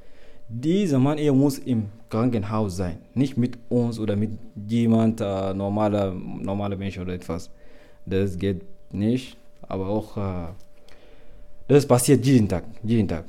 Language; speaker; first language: German; non-native, learner; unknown